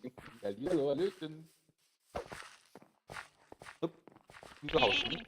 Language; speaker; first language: German; native; German